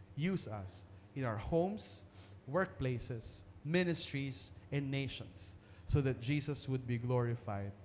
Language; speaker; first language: English; non-native, local second language; Filipino